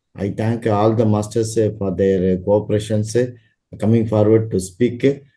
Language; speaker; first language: English; non-native, local second language; Tamil